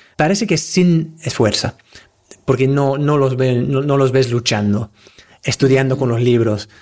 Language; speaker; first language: Spanish; non-native, fluent; English